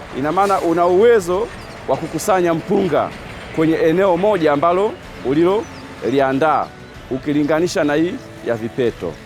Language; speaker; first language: Swahili; native; Swahili